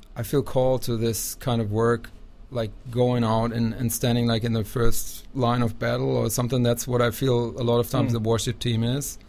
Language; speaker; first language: English; non-native, fluent; German